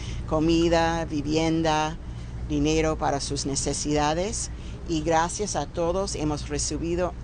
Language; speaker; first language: Spanish; non-native, fluent; English